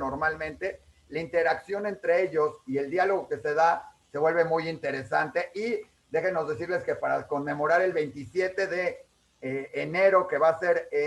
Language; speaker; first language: Spanish; native; Spanish